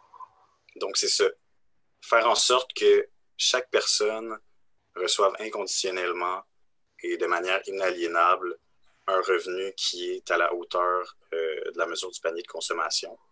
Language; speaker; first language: French; native; French